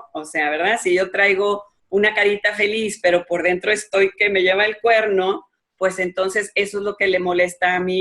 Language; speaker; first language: Spanish; native; Spanish